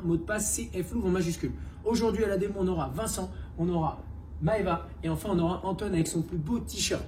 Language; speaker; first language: French; native; French